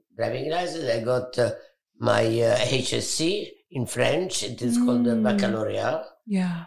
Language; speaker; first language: English; non-native, fluent; Arabic